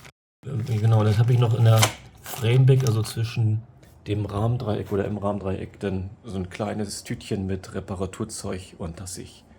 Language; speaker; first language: German; native; German